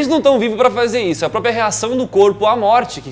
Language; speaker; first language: Portuguese; native; Portuguese